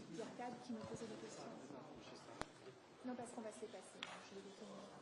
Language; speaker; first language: French; non-native, fluent; English